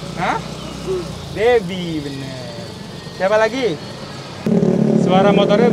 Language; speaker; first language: Indonesian; native; Indonesian